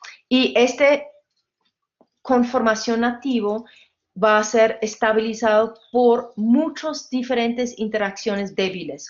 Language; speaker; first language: Spanish; non-native, fluent; English